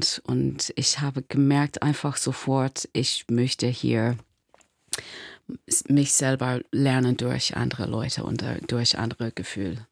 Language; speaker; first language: German; non-native, fluent; English